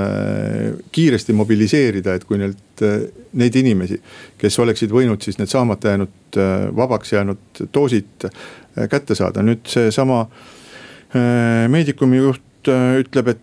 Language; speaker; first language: Estonian; native; Estonian